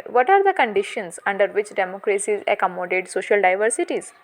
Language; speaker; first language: English; non-native, local second language; Hindi